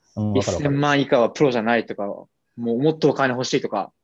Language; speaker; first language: Japanese; native; Japanese